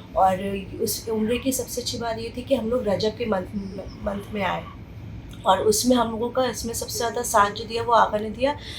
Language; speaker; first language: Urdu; native; Urdu